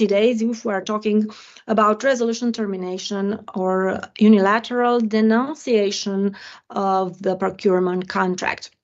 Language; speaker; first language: English; non-native, learner; Romanian